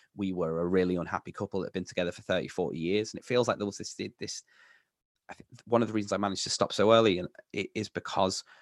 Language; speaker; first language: English; native; English